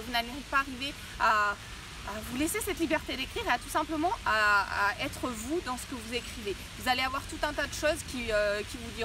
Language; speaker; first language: French; native; French